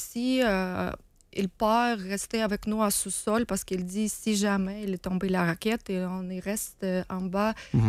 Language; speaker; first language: French; non-native, learner; Ukrainian